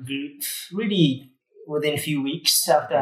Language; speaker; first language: English; non-native, fluent; Japanese